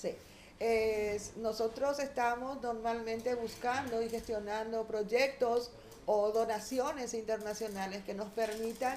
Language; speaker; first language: Spanish; native; Spanish